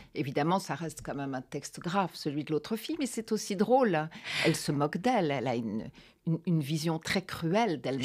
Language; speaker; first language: French; native; French